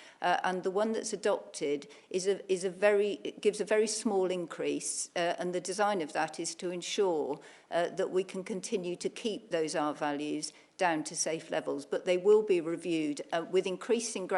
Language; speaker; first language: English; native; English